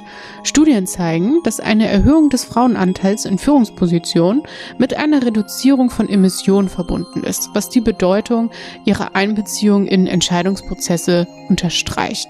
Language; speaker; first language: German; native; German